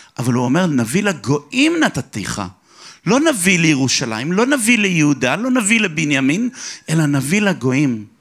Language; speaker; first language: Hebrew; early bilingual, other home language; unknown